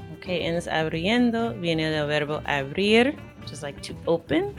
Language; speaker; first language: Spanish; non-native, fluent; English